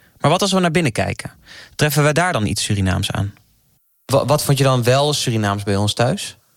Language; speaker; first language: Dutch; native; Dutch